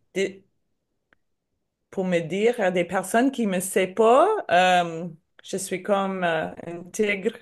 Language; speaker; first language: French; non-native, learner; English